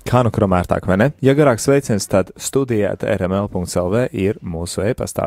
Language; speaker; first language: Latvian; native; Latvian